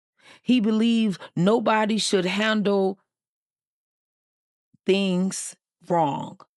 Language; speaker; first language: English; native; English